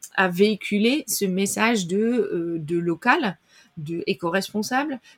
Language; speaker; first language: French; non-native, fluent; Dutch